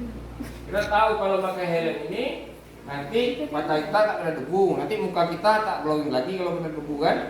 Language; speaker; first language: Indonesian; native; Indonesian